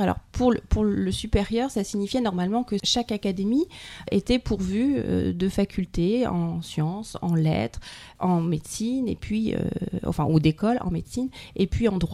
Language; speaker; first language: French; native; French